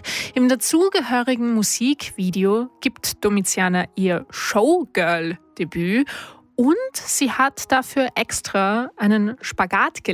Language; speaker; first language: German; native; German